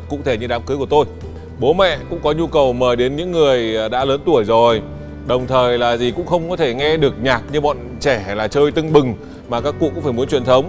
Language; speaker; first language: Vietnamese; native; Vietnamese